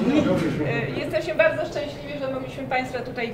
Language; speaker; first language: Polish; native; Polish